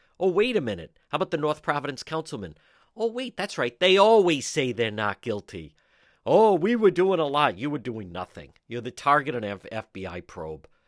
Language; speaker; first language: English; native; English